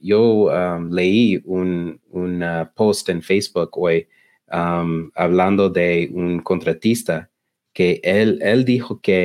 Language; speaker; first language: Spanish; non-native, learner; English